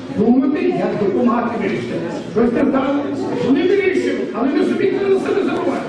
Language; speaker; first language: Ukrainian; native; Ukrainian